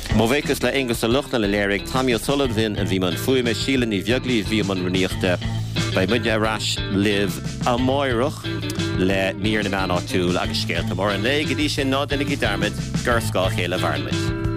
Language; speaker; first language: Irish; native; Irish